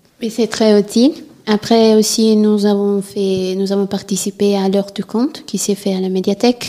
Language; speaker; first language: French; non-native, learner; Italian